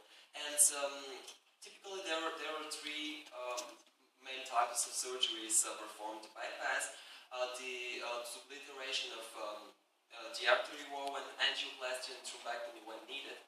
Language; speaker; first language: English; non-native, fluent; Bulgarian